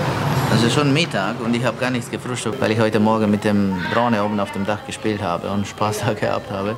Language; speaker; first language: German; non-native, fluent; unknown